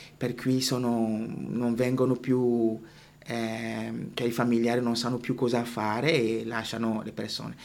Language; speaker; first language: Italian; non-native, fluent; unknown